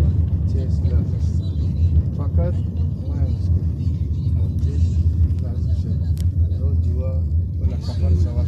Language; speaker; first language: Arabic; non-native, learner; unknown